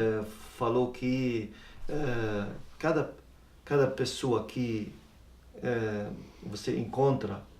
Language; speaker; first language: Portuguese; non-native, learner; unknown